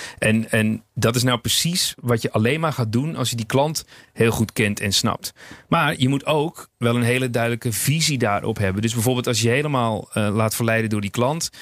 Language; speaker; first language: Dutch; native; Dutch